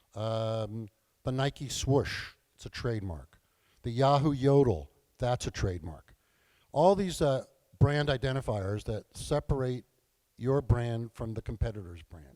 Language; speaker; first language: English; native; English